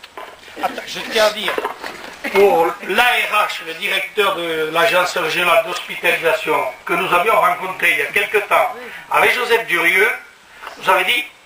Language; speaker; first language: French; native; French